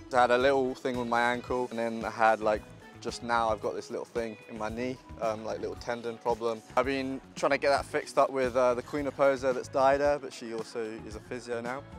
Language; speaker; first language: English; native; English